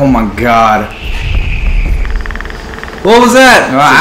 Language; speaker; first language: English; native; English